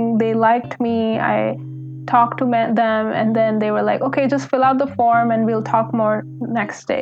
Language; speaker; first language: English; non-native, local second language; Hindi